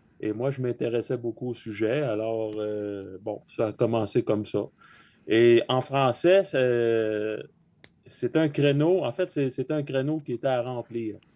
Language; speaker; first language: French; native; French